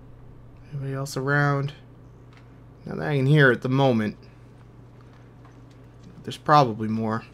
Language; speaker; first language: English; native; English